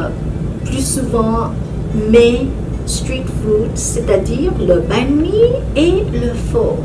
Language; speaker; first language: French; non-native, fluent; Vietnamese